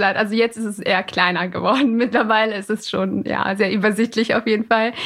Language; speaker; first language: German; early bilingual, other home language; Persian